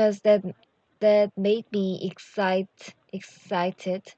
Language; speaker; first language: English; non-native, learner; Korean